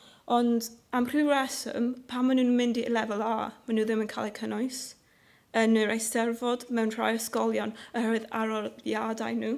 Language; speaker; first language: Welsh; non-native, local second language; English